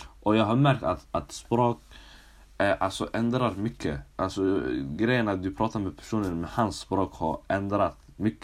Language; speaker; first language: Swedish; early bilingual, other home language; Somali